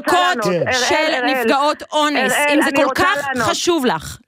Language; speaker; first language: Hebrew; native; Hebrew